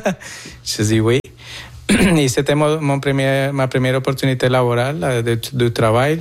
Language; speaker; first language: French; non-native, learner; Spanish